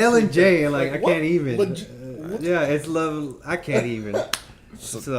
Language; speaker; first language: English; native; English